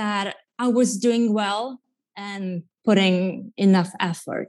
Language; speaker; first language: English; non-native, fluent; Italian